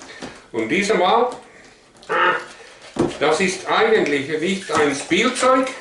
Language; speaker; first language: German; non-native, learner; Finnish